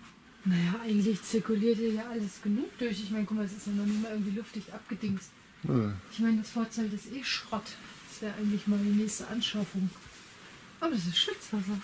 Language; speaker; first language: German; native; German